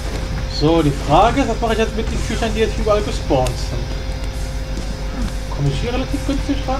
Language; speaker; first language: German; native; German